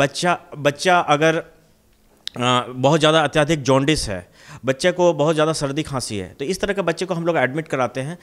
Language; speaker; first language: Hindi; native; Hindi